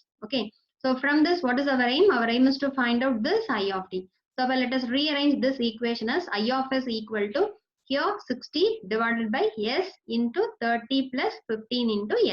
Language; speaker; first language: English; non-native, local second language; Tamil